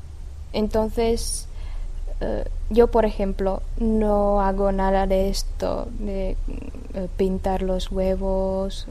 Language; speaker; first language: Spanish; non-native, fluent; Czech